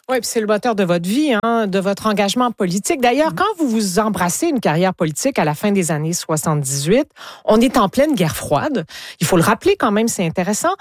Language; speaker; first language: French; native; French